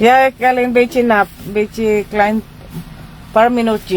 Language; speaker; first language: Dutch; non-native, learner; Filipino